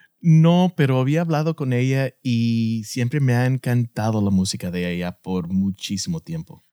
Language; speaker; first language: Spanish; early bilingual, heritage; Spanish